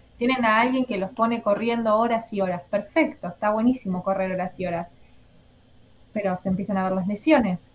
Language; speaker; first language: Spanish; native; Spanish